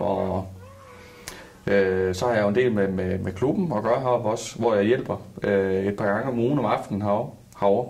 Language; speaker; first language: Danish; native; Danish